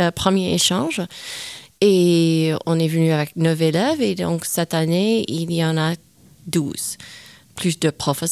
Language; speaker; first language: French; non-native, fluent; English